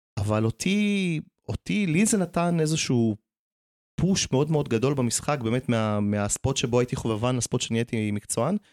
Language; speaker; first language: Hebrew; early bilingual, other home language; Russian